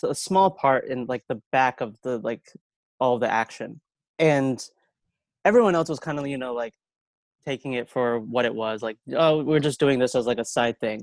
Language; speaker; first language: English; native; English